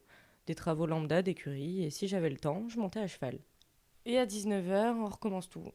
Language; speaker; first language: French; native; French